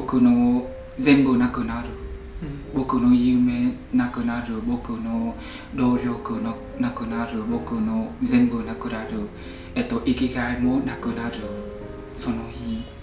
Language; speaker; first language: Japanese; non-native, learner; Vietnamese